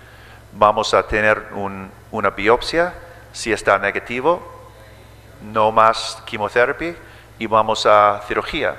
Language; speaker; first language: Spanish; early bilingual, heritage; English